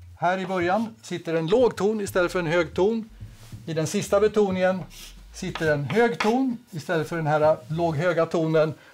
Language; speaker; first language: Swedish; native; Swedish